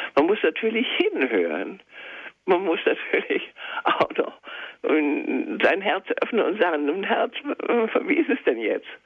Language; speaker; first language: German; native; German